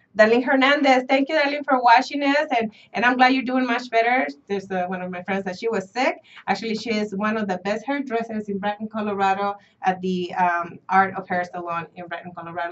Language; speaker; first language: English; early bilingual, other home language; Spanish